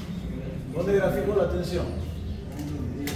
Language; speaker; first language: Spanish; native; Spanish